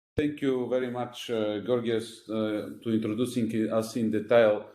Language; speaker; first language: English; non-native, fluent; Bulgarian